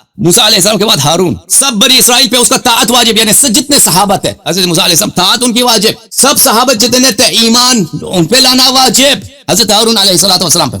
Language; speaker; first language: Urdu; non-native, fluent; Persian